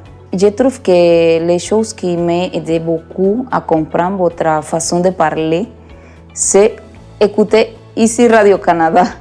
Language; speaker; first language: French; non-native, learner; Spanish